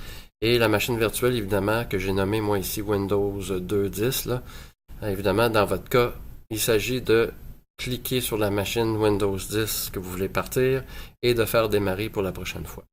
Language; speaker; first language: French; native; French